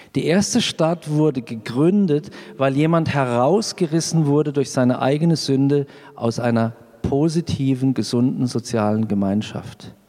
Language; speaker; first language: German; native; German